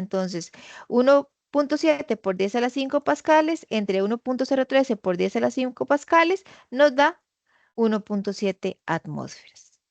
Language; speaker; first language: Spanish; native; Spanish